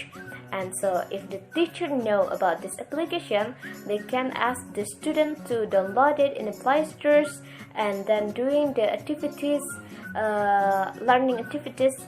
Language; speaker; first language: English; non-native, learner; Indonesian